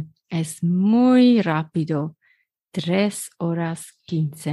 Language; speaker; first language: Spanish; non-native, learner; German